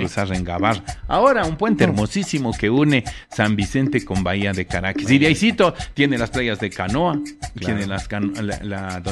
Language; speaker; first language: Spanish; native; Spanish